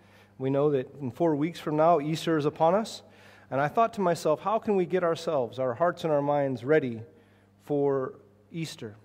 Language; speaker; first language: English; native; English